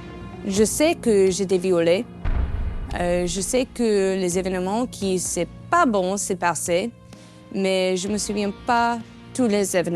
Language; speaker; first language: French; non-native, learner; English